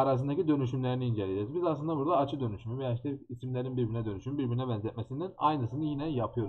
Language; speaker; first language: Turkish; native; Turkish